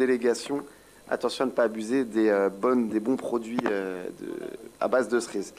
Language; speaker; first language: French; native; French